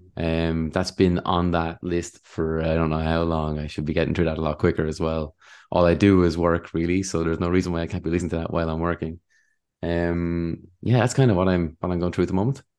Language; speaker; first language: English; native; English